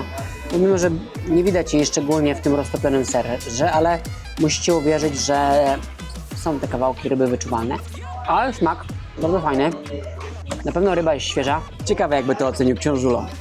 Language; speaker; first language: Polish; native; Polish